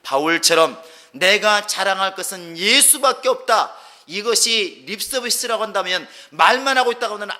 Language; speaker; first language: Korean; native; Korean